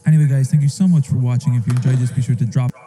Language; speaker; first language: English; native; English